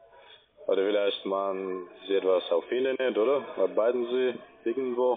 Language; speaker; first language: German; non-native, fluent; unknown